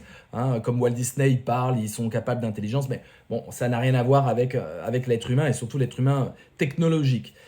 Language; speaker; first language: French; native; French